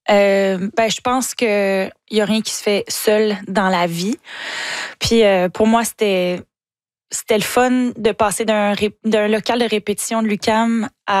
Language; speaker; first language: French; native; French